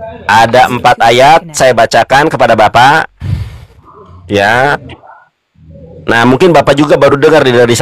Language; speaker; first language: Indonesian; native; Indonesian